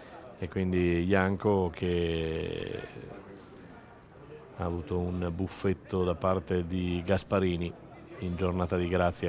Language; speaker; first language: Italian; native; Italian